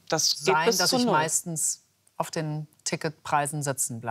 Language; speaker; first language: German; native; German